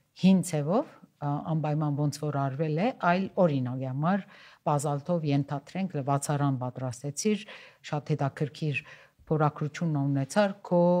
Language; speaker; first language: Armenian; early bilingual, heritage; Armenian